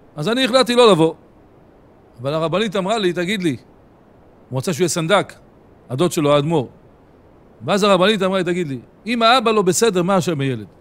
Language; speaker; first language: Hebrew; native; Hebrew